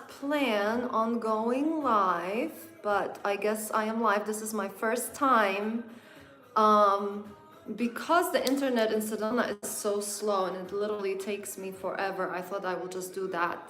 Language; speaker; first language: English; non-native, fluent; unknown